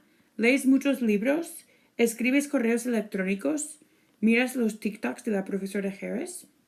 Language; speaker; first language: Spanish; non-native, fluent; English